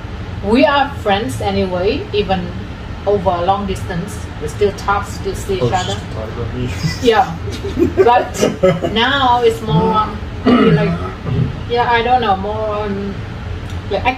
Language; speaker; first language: English; non-native, fluent; Vietnamese